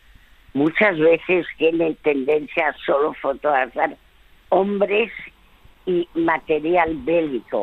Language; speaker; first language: Spanish; non-native, fluent; French